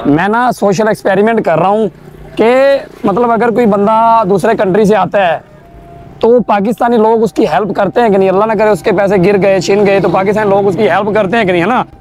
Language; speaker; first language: Urdu; non-native, local second language; Punjabi